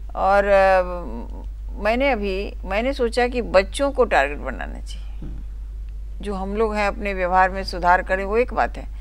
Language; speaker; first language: Hindi; native; Hindi